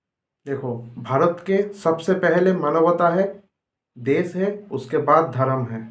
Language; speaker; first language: Hindi; non-native, local second language; Nepali